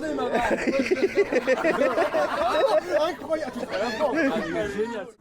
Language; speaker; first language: French; native; French